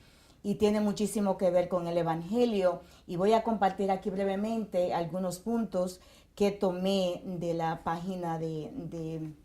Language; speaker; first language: Spanish; native; Spanish